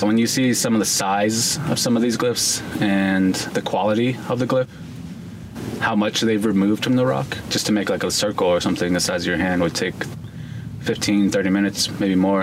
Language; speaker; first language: English; native; English